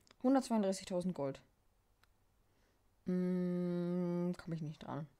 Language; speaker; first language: German; native; German